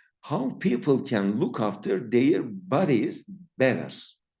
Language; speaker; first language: English; non-native, fluent; Turkish